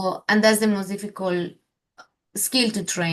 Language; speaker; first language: English; non-native, fluent; Spanish